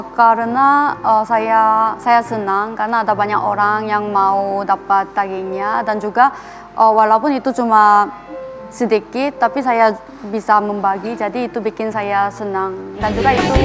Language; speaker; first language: Indonesian; non-native, fluent; Korean